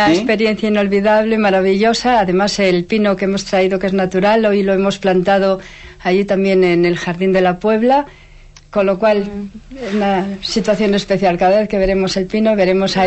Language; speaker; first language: Spanish; native; Spanish